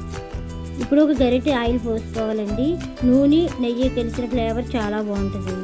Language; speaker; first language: Telugu; native; Telugu